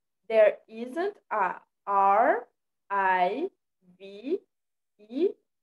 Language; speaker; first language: English; non-native, fluent; Portuguese